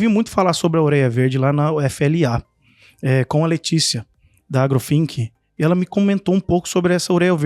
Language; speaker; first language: Portuguese; native; Portuguese